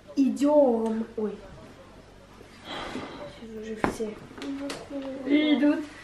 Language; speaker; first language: Russian; early bilingual, heritage; Russian